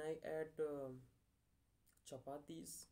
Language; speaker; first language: English; non-native, learner; Hindi